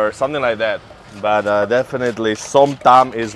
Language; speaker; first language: English; non-native, fluent; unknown